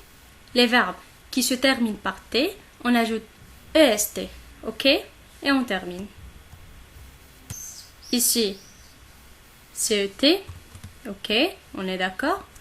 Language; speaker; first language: French; non-native, local second language; Arabic